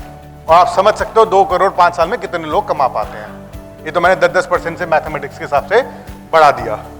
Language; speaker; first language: Hindi; native; Hindi